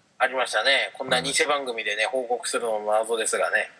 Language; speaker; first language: Japanese; native; Japanese